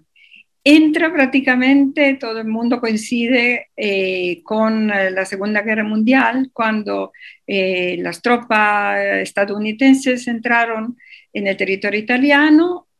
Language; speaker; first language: Spanish; non-native, fluent; Italian